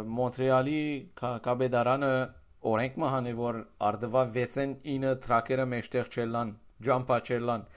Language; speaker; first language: Armenian; early bilingual, heritage; Armenian